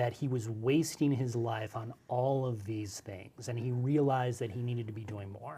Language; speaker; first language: English; native; English